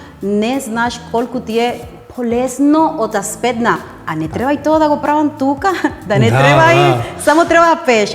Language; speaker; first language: Macedonian; non-native, learner; Spanish